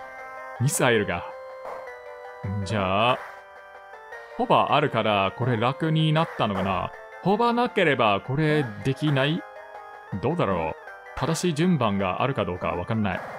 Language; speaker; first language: Japanese; non-native, fluent; English